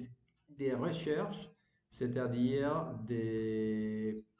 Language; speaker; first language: French; non-native, learner; Spanish